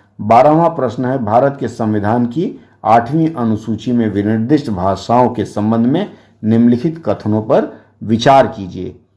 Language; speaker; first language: Hindi; native; Hindi